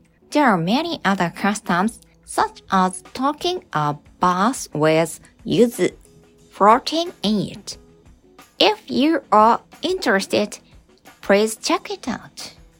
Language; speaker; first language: English; non-native, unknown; Japanese